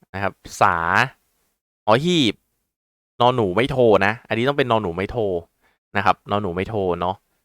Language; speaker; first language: Thai; native; Thai